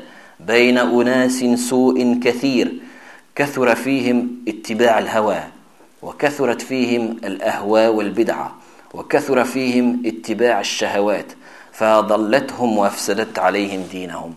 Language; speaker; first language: Arabic; non-native, fluent; French